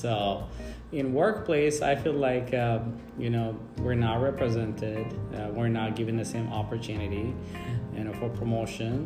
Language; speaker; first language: English; non-native, fluent; Amharic